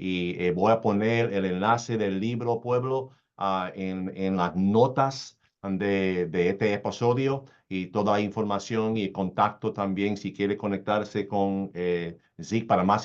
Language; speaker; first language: Spanish; early bilingual, heritage; Spanish